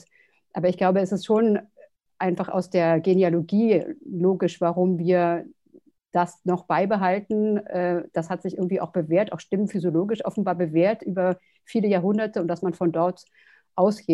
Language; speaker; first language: German; native; German